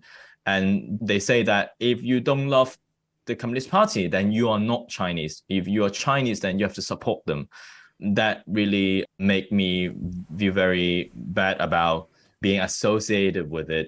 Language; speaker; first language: English; non-native, local second language; Cantonese